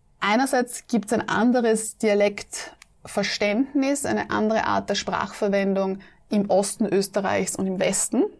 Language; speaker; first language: German; native; German